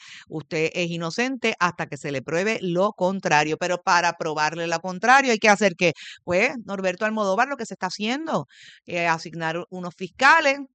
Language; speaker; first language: Spanish; native; Spanish